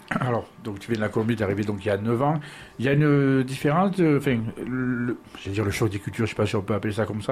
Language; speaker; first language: French; native; French